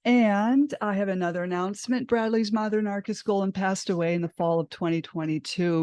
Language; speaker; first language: English; native; English